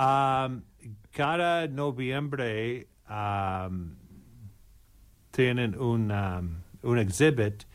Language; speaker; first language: Spanish; non-native, learner; English